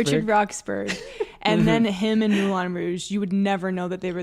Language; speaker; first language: English; native; English